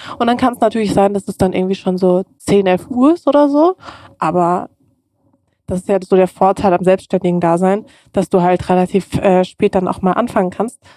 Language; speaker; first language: German; early bilingual, other home language; Russian